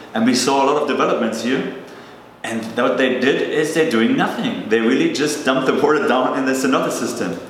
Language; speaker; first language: English; non-native, fluent; German